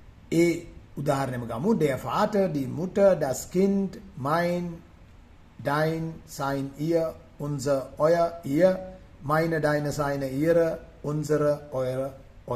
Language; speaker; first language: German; non-native, fluent; Sinhala